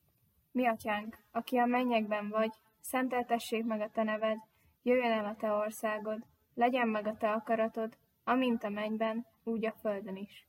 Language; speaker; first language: Hungarian; native; Hungarian